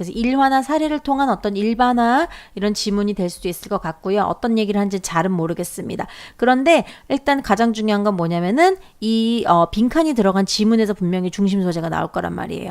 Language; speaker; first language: Korean; native; Korean